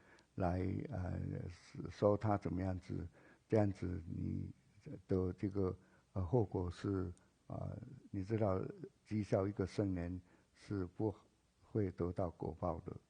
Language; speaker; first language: Chinese; native; Chinese